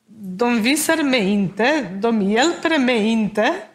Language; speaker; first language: Swedish; non-native, learner; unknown